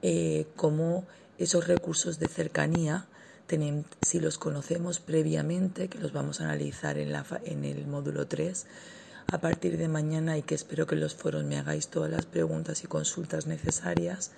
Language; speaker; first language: Spanish; native; Spanish